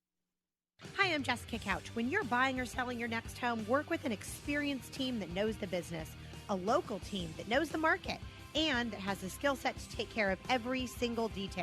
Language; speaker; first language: English; native; English